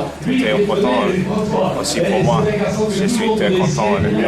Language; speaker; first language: French; non-native, learner; English